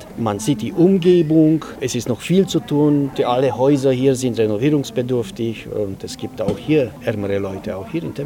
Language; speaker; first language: German; non-native, fluent; Romanian